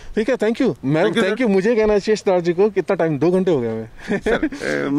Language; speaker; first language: Hindi; native; Hindi